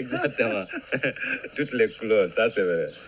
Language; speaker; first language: French; non-native, fluent; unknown